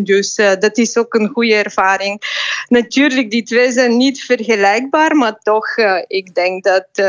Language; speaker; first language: Dutch; non-native, fluent; Bulgarian